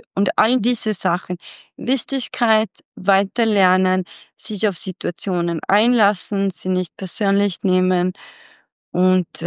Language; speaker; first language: German; non-native, fluent; Swedish